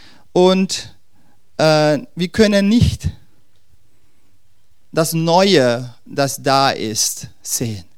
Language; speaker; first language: German; non-native, fluent; Dutch